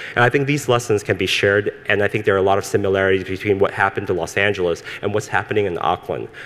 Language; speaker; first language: English; early bilingual, other home language; Cantonese